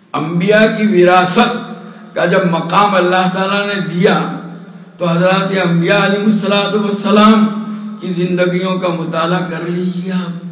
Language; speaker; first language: Urdu; native; Urdu